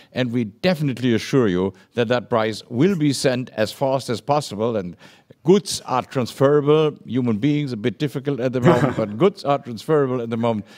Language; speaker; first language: English; non-native, fluent; German